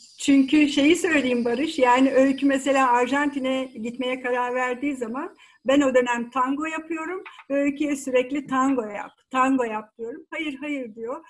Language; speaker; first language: Turkish; native; Turkish